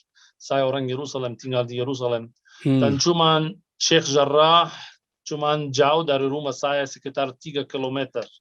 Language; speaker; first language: Indonesian; non-native, fluent; Arabic